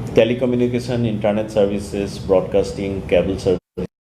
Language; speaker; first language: English; non-native, local second language; Assamese